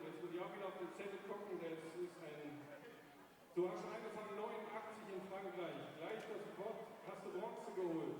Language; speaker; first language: German; native; German